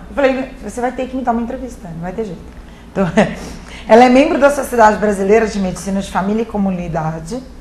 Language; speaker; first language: Portuguese; native; Portuguese